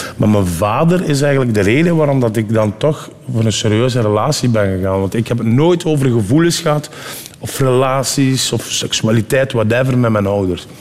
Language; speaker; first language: Dutch; early bilingual, other home language; Turkish